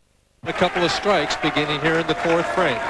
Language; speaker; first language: English; native; English